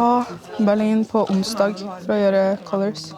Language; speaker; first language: Norwegian; native; Norwegian